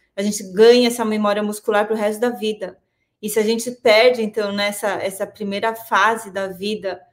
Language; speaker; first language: Portuguese; native; Portuguese